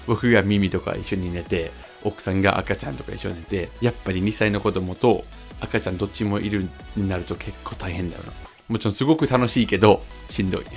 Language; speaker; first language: Japanese; non-native, fluent; English